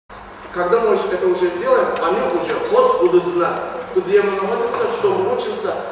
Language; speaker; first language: Russian; non-native, learner; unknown